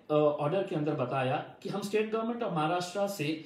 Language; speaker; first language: Hindi; non-native, local second language; Urdu